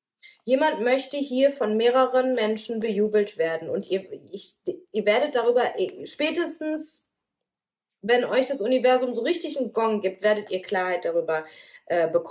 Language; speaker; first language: German; native; German